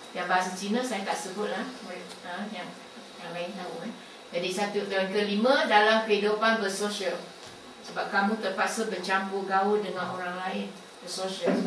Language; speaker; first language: Malay; non-native, local second language; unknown